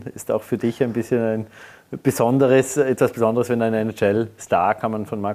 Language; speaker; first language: German; native; German